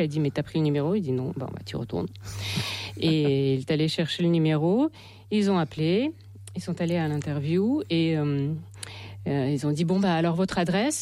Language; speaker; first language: French; non-native, fluent; Russian